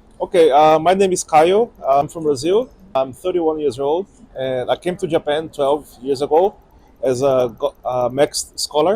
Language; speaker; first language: English; non-native, fluent; Portuguese